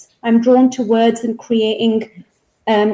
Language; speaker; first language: English; native; English